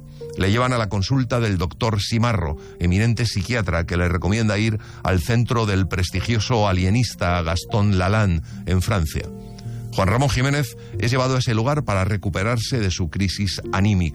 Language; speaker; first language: Spanish; native; Spanish